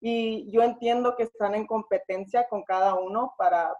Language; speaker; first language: Spanish; early bilingual, other home language; English